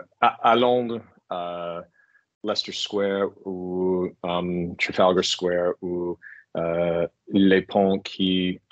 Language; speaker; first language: French; non-native, learner; English